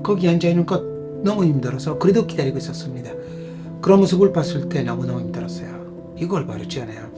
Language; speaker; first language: Korean; non-native, fluent; Italian